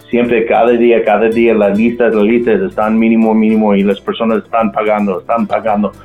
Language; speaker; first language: Spanish; non-native, local second language; English